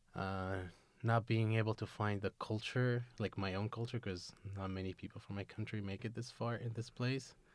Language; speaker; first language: English; non-native, fluent; Arabic